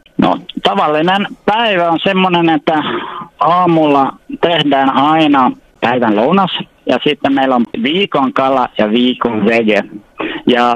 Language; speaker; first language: Finnish; non-native, local second language; Swedish